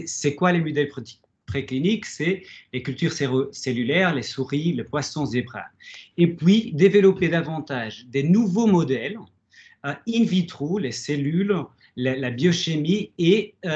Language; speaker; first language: French; non-native, fluent; Portuguese